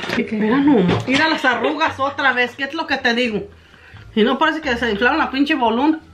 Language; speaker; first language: Spanish; native; Spanish